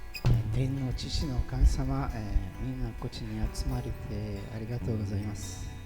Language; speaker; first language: Japanese; early bilingual, heritage; Portuguese